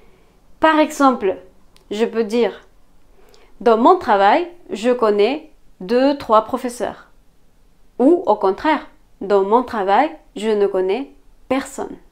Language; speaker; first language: French; non-native, fluent; Spanish